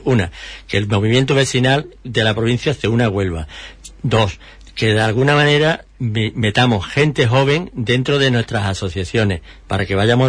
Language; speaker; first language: Spanish; native; Spanish